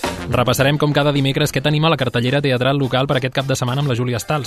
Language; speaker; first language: Catalan; native; Catalan